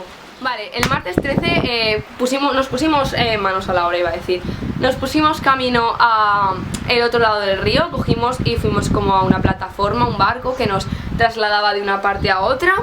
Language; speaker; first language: Spanish; native; Spanish